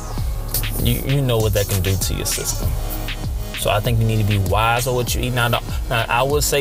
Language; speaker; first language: English; native; English